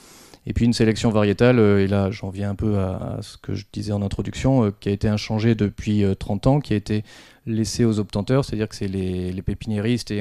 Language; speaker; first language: French; native; French